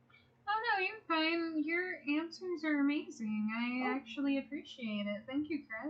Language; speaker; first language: English; native; English